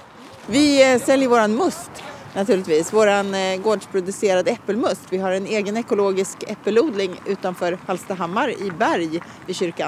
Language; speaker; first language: Swedish; native; Swedish